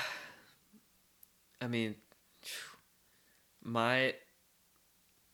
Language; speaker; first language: English; native; English